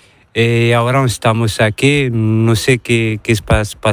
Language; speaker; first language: Spanish; non-native, learner; Arabic